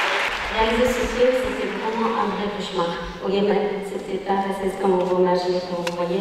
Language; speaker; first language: French; non-native, fluent; Arabic